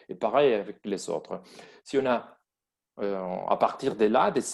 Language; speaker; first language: French; non-native, fluent; Spanish